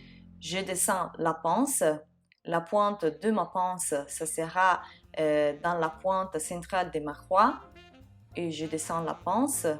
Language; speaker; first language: French; non-native, fluent; Italian